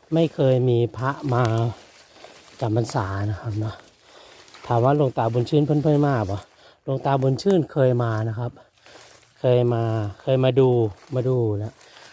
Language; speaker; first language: Thai; non-native, local second language; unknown